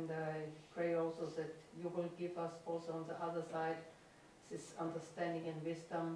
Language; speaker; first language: English; non-native, fluent; German